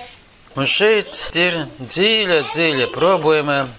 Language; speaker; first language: Latvian; non-native, local second language; Russian